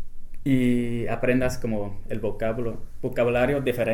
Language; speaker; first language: Spanish; non-native, fluent; English